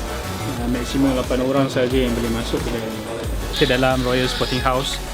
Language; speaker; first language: Malay; native; Malay